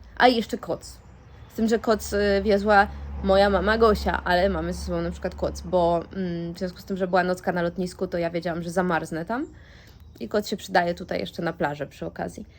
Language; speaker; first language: Polish; native; Polish